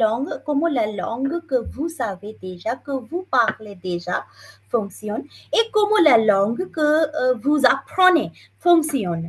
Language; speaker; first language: French; non-native, fluent; Bangla